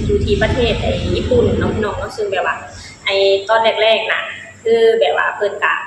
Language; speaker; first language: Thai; non-native, local second language; Northeastern Thai